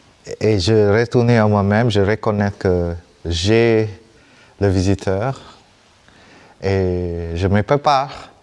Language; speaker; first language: French; non-native, fluent; Vietnamese